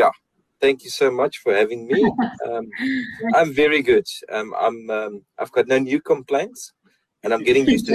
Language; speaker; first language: English; non-native, local second language; Afrikaans